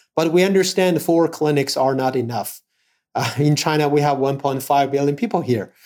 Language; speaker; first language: English; non-native, fluent; Chinese